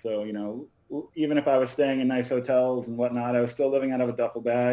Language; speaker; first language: English; native; English